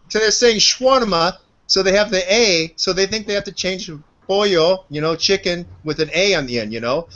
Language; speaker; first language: English; native; English